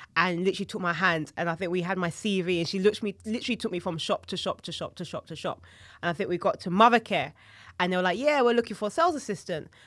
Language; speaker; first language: English; native; English